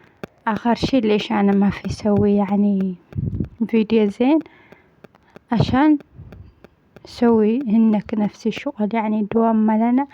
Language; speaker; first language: Arabic; non-native, learner; Amharic